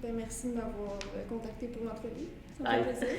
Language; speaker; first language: French; native; French